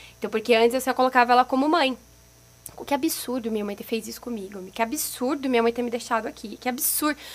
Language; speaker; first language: Portuguese; native; Portuguese